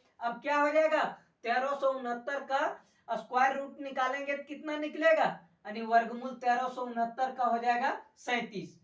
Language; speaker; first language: Hindi; native; Hindi